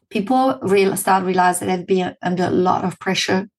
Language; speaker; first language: English; non-native, fluent; French